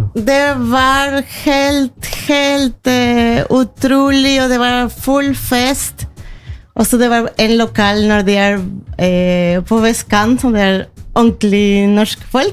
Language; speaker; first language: Norwegian; non-native, fluent; Spanish